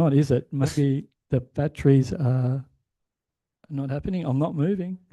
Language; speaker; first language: English; native; English